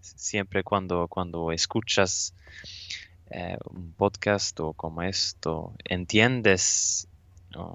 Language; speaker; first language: Spanish; non-native, learner; Swedish